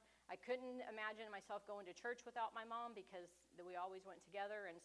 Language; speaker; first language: English; native; English